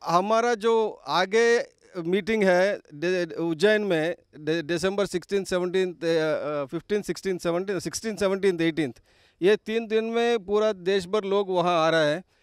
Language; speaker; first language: Hindi; non-native, local second language; Telugu